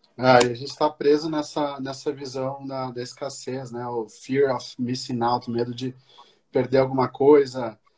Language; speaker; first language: Portuguese; native; Portuguese